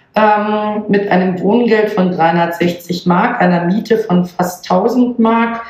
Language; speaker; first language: German; native; German